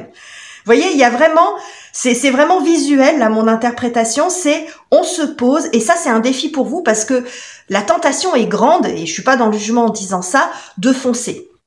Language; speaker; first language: French; native; French